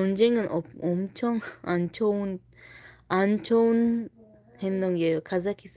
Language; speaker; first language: Korean; non-native, fluent; Tajik